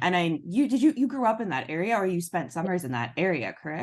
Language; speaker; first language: English; native; English